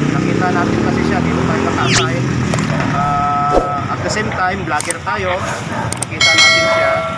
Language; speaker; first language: Filipino; native; Filipino